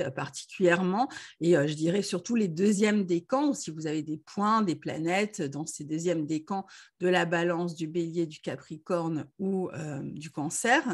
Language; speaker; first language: French; native; French